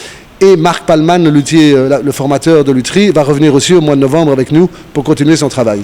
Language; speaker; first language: French; native; French